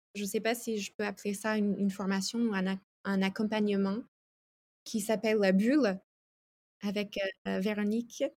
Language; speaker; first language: French; non-native, fluent; English